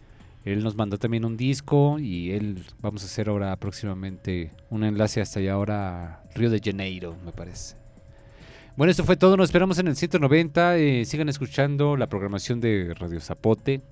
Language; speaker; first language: Spanish; native; Spanish